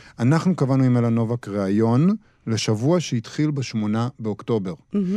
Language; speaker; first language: Hebrew; native; Hebrew